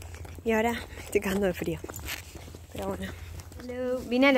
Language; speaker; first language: Spanish; native; Spanish